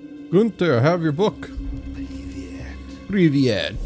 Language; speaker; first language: English; native; English